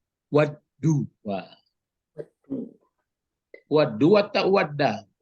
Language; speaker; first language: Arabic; non-native, fluent; Indonesian